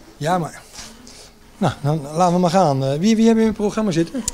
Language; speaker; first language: Dutch; native; Dutch